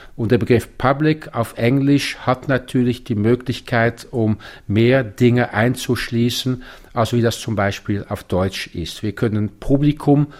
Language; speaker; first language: German; non-native, fluent; Dutch